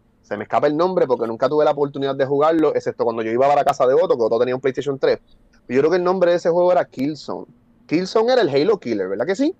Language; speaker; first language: Spanish; native; Spanish